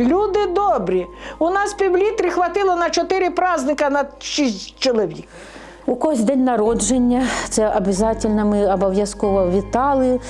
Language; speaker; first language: Ukrainian; native; Ukrainian